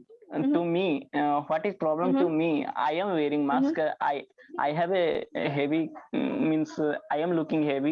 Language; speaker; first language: English; non-native, learner; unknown